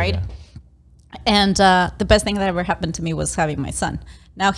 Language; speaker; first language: English; non-native, fluent; Spanish